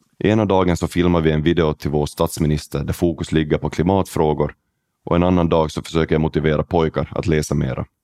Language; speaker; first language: Swedish; native; Swedish